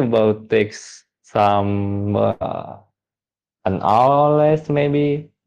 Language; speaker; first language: English; non-native, fluent; Indonesian